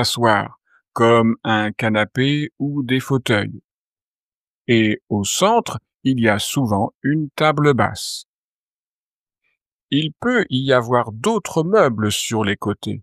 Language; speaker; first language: French; native; French